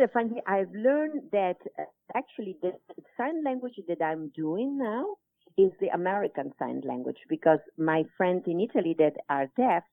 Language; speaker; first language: English; non-native, fluent; Italian